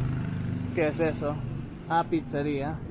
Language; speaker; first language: Spanish; non-native, learner; English